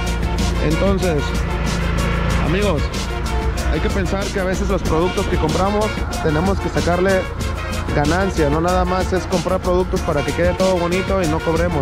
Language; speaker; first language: Spanish; native; Spanish